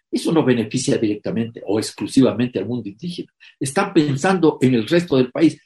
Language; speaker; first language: Spanish; native; Spanish